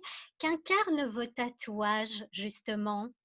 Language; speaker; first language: French; native; French